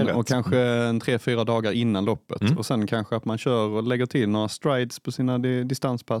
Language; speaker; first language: Swedish; native; Swedish